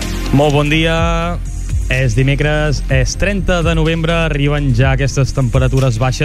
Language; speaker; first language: Catalan; native; Catalan